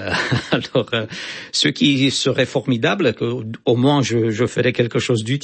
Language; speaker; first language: French; non-native, fluent; Romanian